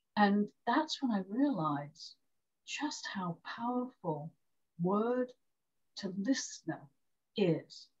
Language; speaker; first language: English; native; English